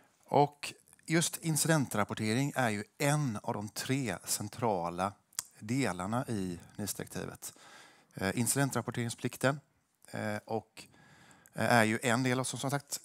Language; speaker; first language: Swedish; native; Swedish